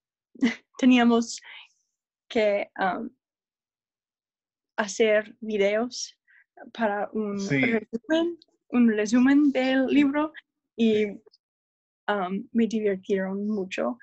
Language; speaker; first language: Spanish; non-native, learner; English